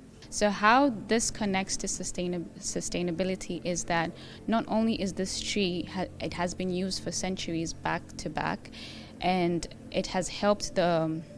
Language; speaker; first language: English; non-native, local second language; Arabic